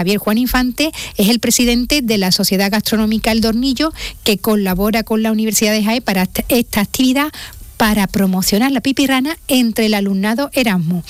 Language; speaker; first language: Spanish; native; Spanish